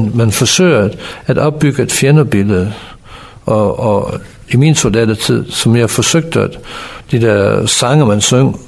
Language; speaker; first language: Danish; non-native, fluent; English